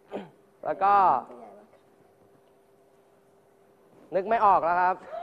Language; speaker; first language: Thai; native; Thai